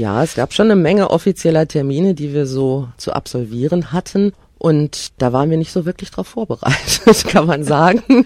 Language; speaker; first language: German; native; German